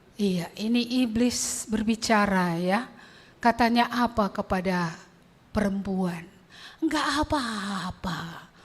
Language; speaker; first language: Indonesian; non-native, local second language; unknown